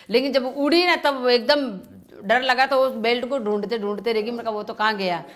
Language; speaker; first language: Hindi; native; Hindi